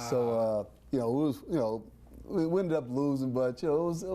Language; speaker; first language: English; native; English